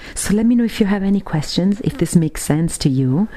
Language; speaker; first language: English; non-native, fluent; Italian